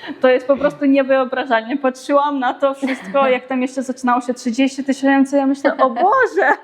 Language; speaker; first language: Polish; native; Polish